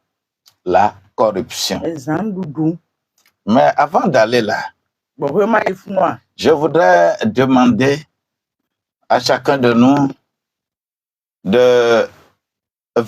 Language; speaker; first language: French; non-native, local second language; Ewe